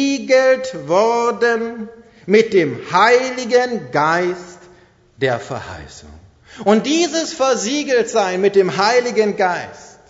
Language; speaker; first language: German; native; German